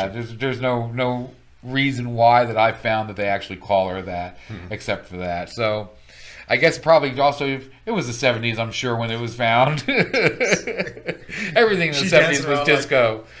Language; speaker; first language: English; native; English